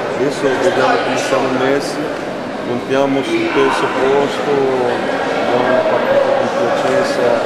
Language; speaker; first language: Italian; non-native, fluent; Portuguese